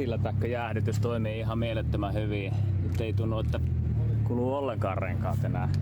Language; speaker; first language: Finnish; native; Finnish